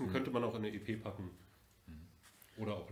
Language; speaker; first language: German; native; German